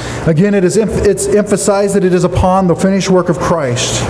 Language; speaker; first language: English; native; English